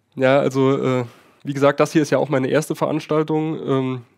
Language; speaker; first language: German; native; German